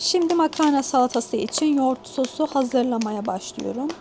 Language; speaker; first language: Turkish; native; Turkish